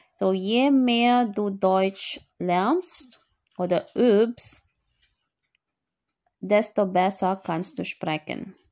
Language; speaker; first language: German; non-native, learner; Filipino